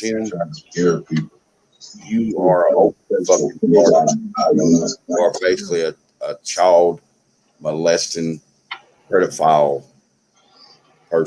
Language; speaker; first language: English; native; English